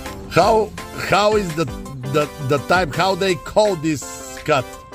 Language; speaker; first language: English; non-native, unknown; Bulgarian